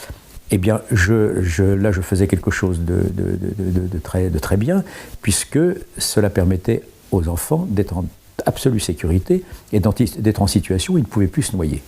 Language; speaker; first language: French; native; French